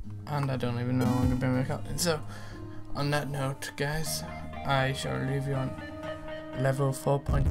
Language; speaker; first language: English; native; English